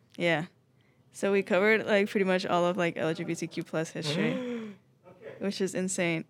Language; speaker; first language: English; early bilingual, other home language; Spanish